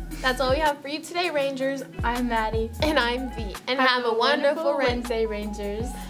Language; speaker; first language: English; native; English